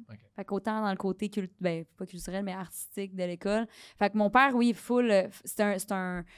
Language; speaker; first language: French; native; French